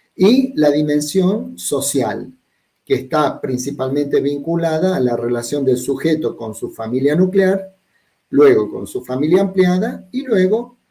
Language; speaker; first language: Spanish; native; Spanish